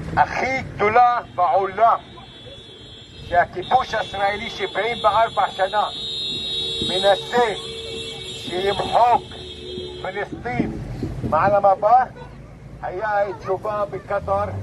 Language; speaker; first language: Hebrew; non-native, local second language; Arabic